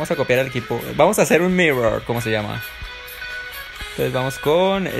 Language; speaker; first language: Spanish; native; Spanish